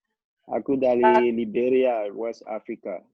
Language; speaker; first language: Indonesian; non-native, local second language; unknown